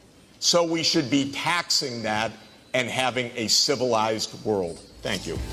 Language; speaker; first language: English; native; English